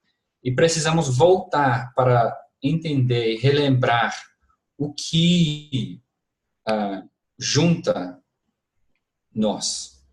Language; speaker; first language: Portuguese; non-native, fluent; English